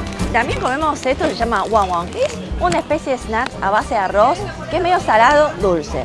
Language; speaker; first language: Spanish; early bilingual, other home language; Chinese